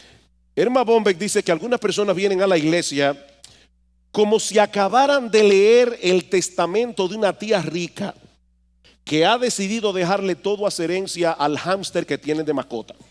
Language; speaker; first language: Spanish; native; Spanish